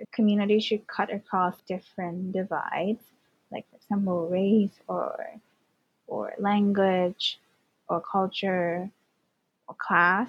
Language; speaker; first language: English; non-native, local second language; Cantonese